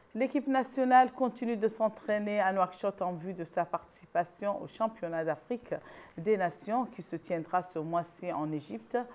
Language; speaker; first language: French; non-native, local second language; Arabic